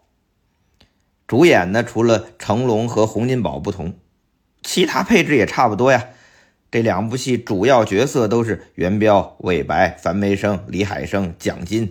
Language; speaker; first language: Chinese; native; Chinese